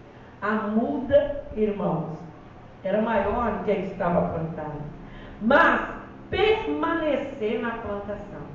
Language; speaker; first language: Portuguese; native; Portuguese